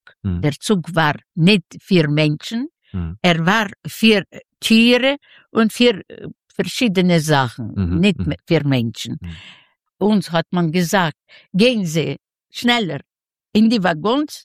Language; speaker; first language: German; non-native, fluent; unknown